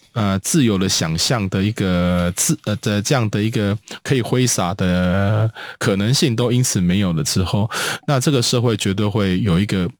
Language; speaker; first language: Chinese; native; Chinese